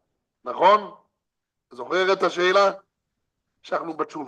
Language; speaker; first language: Hebrew; non-native, fluent; English